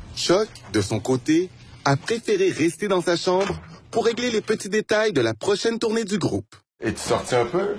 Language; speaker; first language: French; native; French